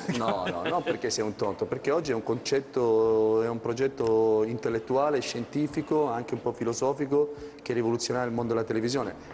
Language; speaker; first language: Italian; native; Italian